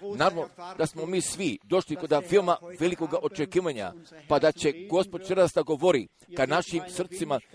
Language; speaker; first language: Croatian; early bilingual, heritage; Croatian